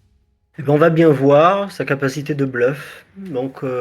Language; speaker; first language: French; native; French